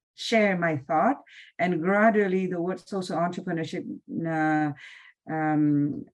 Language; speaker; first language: English; non-native, fluent; Vietnamese